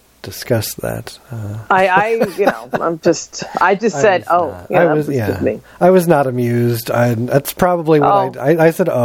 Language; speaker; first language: English; native; English